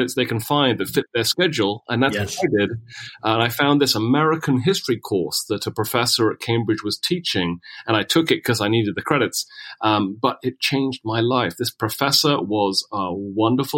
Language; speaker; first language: English; native; English